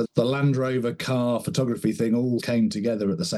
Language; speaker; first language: English; native; English